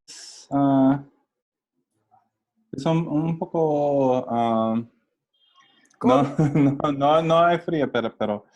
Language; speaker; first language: Spanish; non-native, learner; English